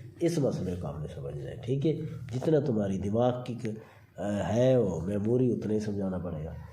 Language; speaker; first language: Urdu; non-native, local second language; Saraiki